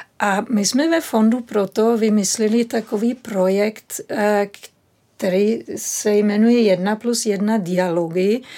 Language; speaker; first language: Czech; non-native, fluent; German